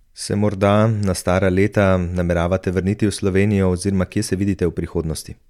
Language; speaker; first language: Slovenian; native; Slovenian